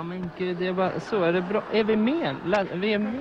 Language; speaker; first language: Swedish; native; Swedish